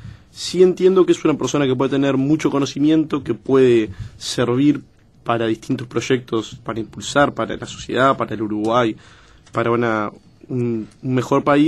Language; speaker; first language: Spanish; native; Spanish